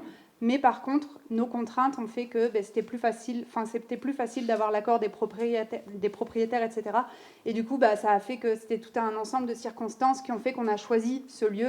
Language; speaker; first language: French; native; French